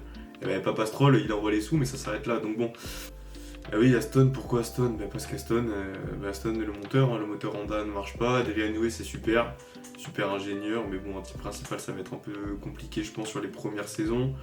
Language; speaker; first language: French; native; French